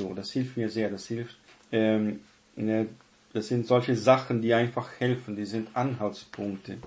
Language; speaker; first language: German; non-native, fluent; Portuguese